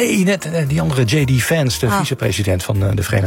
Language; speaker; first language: Dutch; native; Dutch